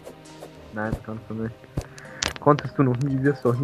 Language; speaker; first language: German; native; German